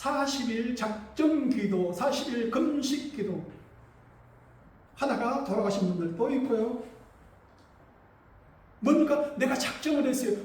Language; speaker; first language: Korean; native; Korean